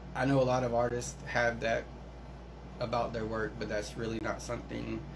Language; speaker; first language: English; native; English